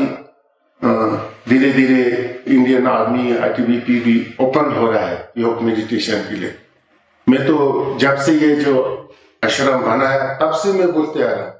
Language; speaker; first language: Hindi; non-native, local second language; Ladakhi